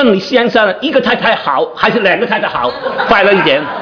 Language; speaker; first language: Chinese; non-native, learner; Cantonese